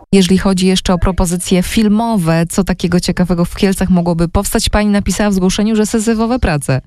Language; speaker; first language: Polish; native; Polish